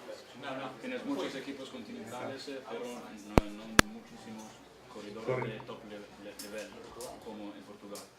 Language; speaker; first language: Spanish; non-native, learner; Italian